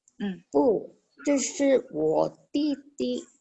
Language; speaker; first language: Chinese; non-native, learner; Indonesian